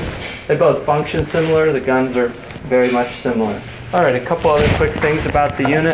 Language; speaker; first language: English; native; English